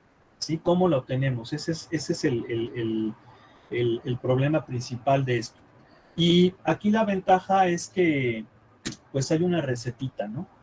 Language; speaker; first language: Spanish; native; Spanish